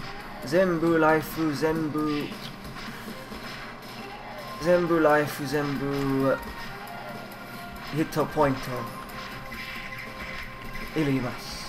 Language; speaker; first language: Japanese; non-native, learner; English